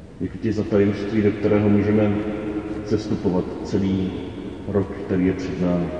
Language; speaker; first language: Czech; native; Czech